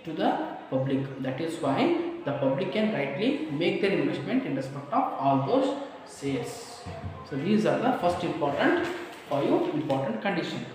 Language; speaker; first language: English; non-native, local second language; Kannada